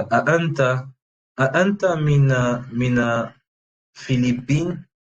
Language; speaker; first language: Arabic; non-native, fluent; French